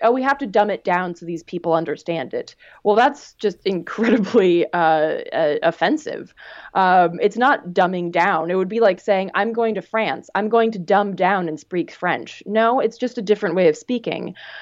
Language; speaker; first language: English; native; English